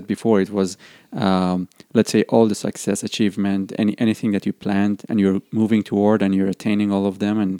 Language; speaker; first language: English; non-native, fluent; Persian